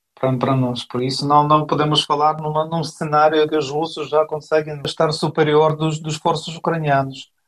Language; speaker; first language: Portuguese; non-native, fluent; Ukrainian